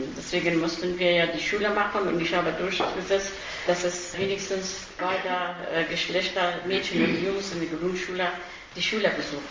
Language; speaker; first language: German; non-native, fluent; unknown